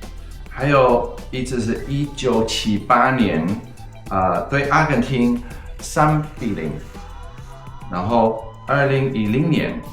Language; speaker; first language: Chinese; non-native, fluent; Dutch